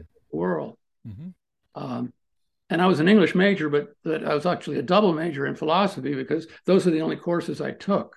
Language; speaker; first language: English; native; English